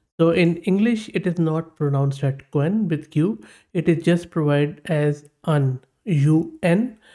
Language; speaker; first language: English; non-native, local second language; Urdu